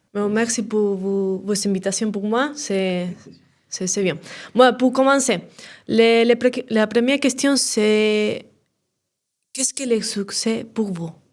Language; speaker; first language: French; non-native, learner; Spanish